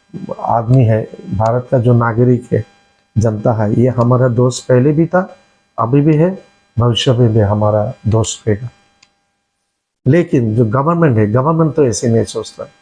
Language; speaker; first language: Hindi; non-native, learner; Bangla